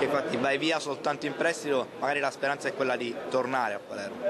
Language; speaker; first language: Italian; native; Italian